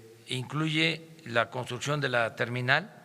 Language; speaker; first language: Spanish; native; Spanish